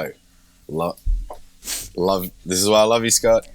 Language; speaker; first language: English; native; English